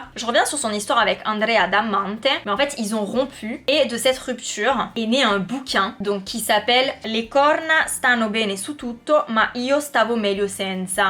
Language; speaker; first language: French; native; French